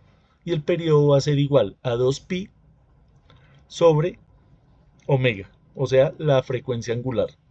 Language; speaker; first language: Spanish; native; Spanish